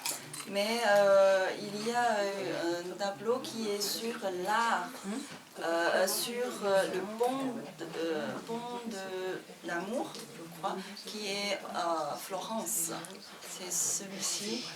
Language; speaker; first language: French; non-native, fluent; Chinese